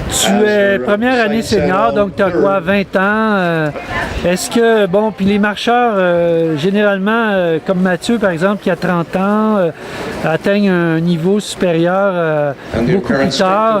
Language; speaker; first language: French; native; French